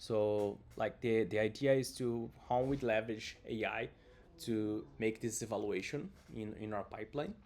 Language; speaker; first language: English; non-native, fluent; Portuguese